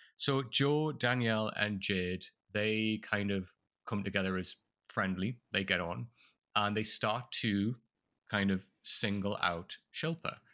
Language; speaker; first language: English; native; English